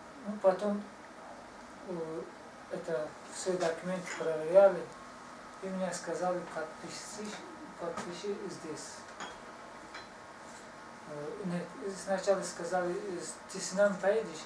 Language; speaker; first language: Russian; non-native, learner; Tajik